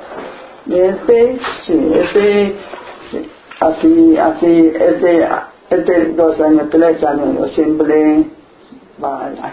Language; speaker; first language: Spanish; non-native, learner; Chinese